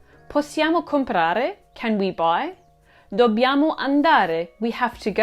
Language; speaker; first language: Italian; non-native, fluent; English